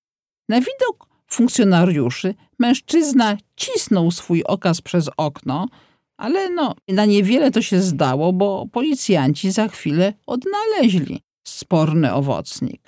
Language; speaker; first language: Polish; native; Polish